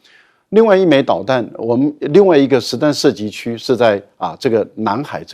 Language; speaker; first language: Chinese; native; Chinese